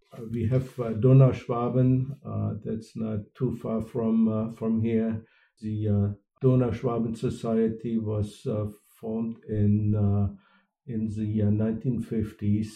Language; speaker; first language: English; non-native, fluent; German